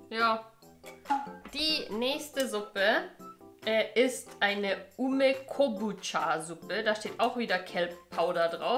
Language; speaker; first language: German; native; German